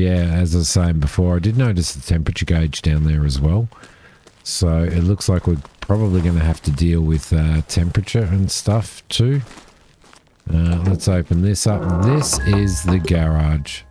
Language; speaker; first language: English; native; English